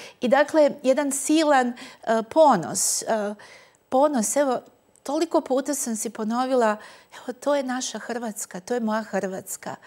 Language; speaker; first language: Croatian; native; Croatian